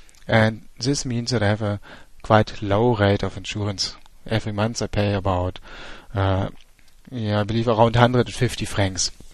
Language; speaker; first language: English; non-native, fluent; German